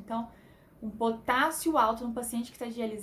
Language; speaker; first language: Portuguese; native; Portuguese